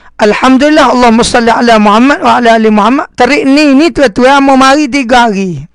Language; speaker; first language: Malay; native; Malay